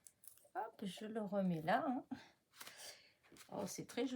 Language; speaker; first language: French; native; French